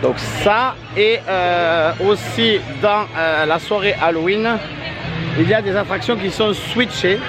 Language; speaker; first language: French; native; French